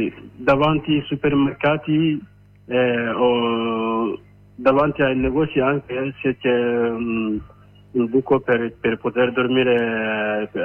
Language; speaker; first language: Italian; non-native, learner; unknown